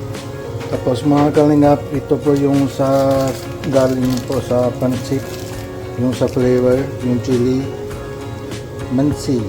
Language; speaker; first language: Filipino; non-native, local second language; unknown